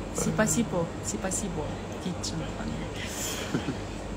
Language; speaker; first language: Russian; non-native, local second language; Kazakh